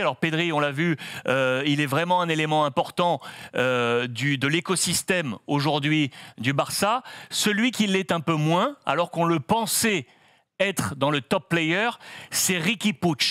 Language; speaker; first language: French; native; French